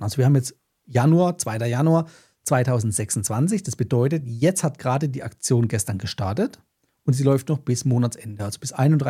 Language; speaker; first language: German; native; German